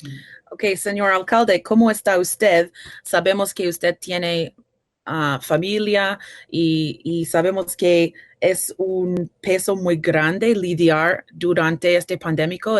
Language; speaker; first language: Spanish; non-native, fluent; English